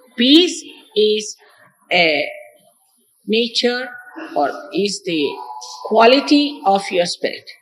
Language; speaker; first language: English; non-native, local second language; Marathi